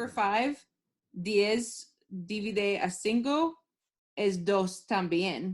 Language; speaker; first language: Spanish; non-native, learner; English